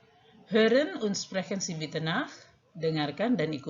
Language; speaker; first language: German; non-native, fluent; Indonesian